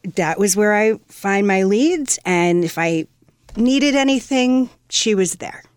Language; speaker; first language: English; native; English